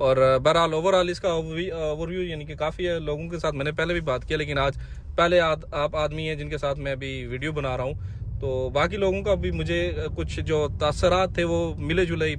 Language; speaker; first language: Hindi; native; Hindi